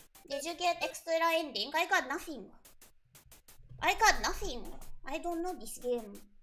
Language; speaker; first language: English; non-native, learner; Japanese